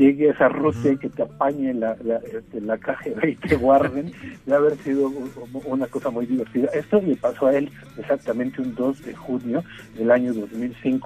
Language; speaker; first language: Spanish; native; Spanish